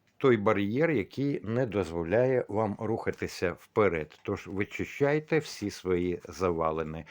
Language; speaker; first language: Ukrainian; non-native, local second language; Russian